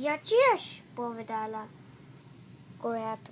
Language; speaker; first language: Slovak; early bilingual, heritage; Slovak